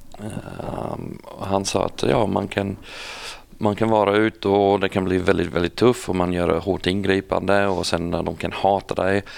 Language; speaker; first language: Swedish; non-native, fluent; English